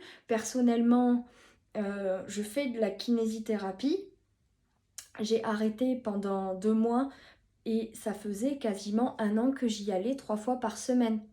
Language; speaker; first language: French; native; French